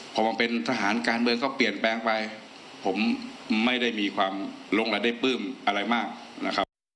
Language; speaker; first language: Thai; native; Thai